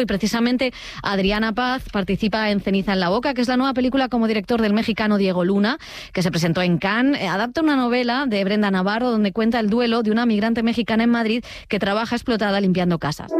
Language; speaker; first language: Spanish; native; Spanish